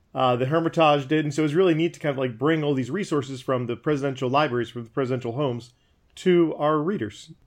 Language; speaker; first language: English; native; English